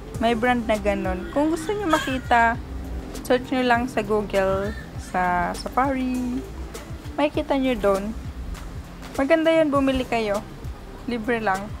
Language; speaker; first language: Filipino; native; Filipino